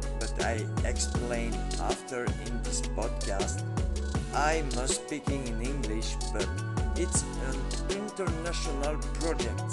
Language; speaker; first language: English; non-native, learner; French